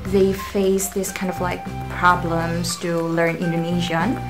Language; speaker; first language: English; non-native, fluent; Indonesian